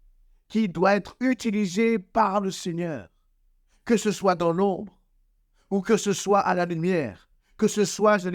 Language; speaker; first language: French; native; French